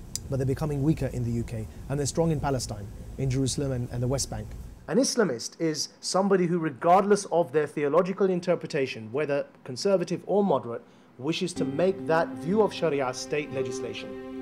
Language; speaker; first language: English; early bilingual, other home language; Urdu